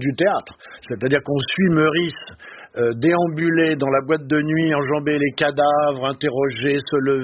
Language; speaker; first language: French; native; French